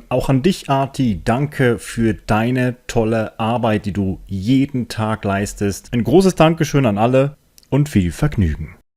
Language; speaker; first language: German; native; German